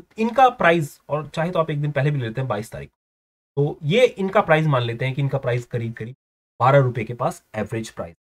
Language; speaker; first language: Hindi; native; Hindi